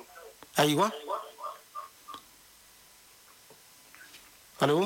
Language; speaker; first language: Arabic; native; Arabic